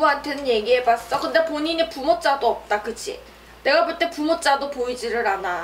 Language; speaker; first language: Korean; native; Korean